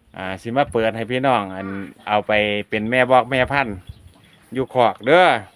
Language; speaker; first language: Thai; native; Thai